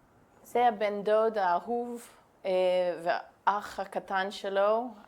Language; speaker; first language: Hebrew; non-native, fluent; English